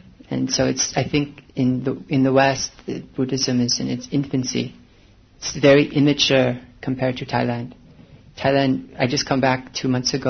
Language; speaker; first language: English; native; English